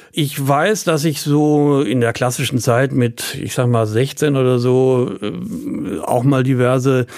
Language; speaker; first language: German; native; German